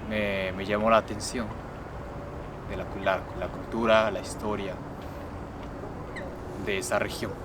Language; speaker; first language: Spanish; non-native, fluent; Japanese